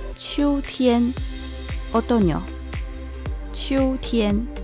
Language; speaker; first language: Spanish; non-native, fluent; Chinese